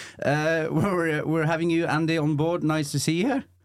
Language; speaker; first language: English; non-native, fluent; Norwegian